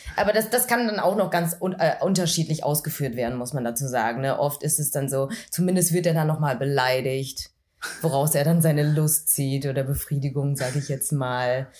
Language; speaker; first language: German; early bilingual, other home language; Vietnamese